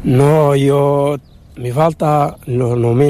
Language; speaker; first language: Spanish; non-native, learner; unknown